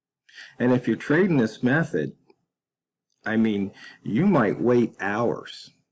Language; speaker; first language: English; native; English